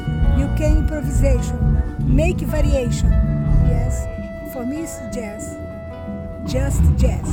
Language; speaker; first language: English; non-native, learner; Portuguese